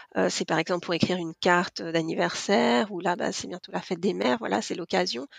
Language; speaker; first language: French; native; French